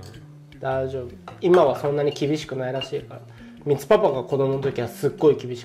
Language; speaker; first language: Japanese; native; Japanese